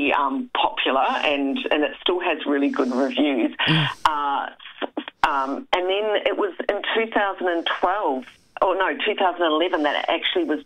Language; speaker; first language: English; native; English